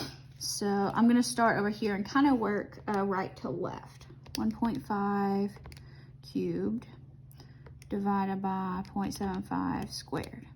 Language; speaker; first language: English; native; English